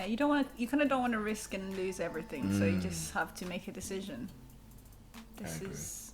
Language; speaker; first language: English; native; English